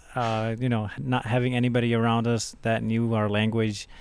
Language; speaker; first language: English; early bilingual, other home language; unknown